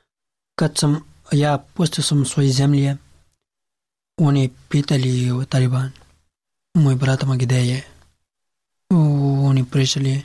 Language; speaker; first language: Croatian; non-native, learner; Pashto